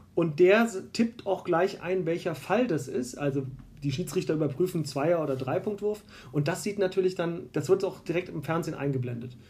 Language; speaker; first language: German; native; German